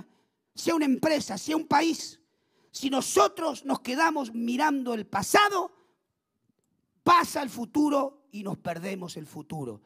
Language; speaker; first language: Spanish; native; Spanish